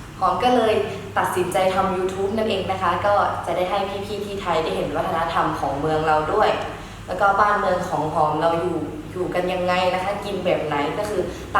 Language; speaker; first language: Thai; early bilingual, other home language; Shan